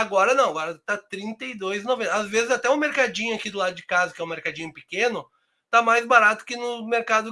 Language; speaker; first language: Portuguese; native; Portuguese